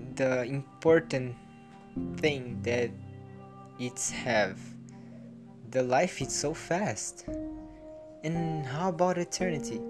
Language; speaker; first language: English; non-native, learner; Portuguese